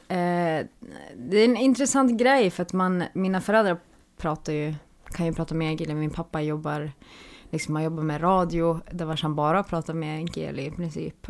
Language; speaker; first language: Swedish; native; Swedish